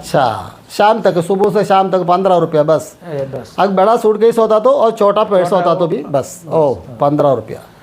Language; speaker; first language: Hindi; non-native, local second language; Malayalam